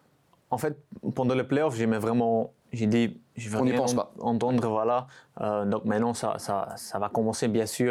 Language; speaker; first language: French; non-native, local second language; Dutch